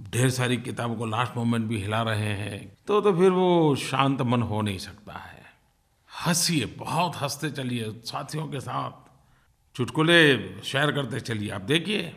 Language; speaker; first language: Hindi; non-native, local second language; Gujarati